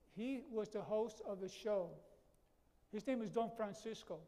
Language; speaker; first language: English; native; English